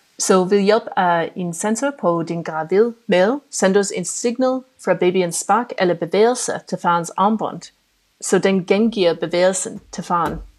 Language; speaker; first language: Danish; non-native, fluent; English